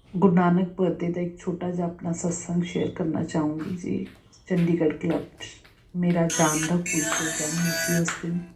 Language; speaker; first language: Hindi; non-native, local second language; Punjabi